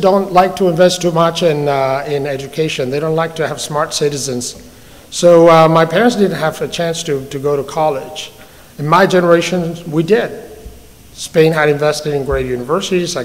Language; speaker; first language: English; non-native, fluent; Spanish